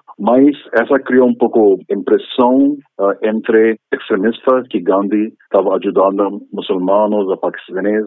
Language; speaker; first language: Portuguese; non-native, fluent; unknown